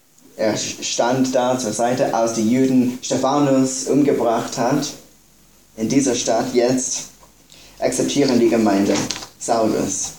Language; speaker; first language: German; non-native, fluent; English